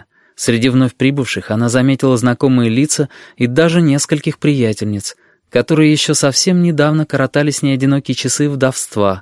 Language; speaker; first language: Russian; native; Russian